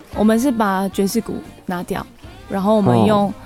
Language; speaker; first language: Chinese; non-native, local second language; Hakka Chinese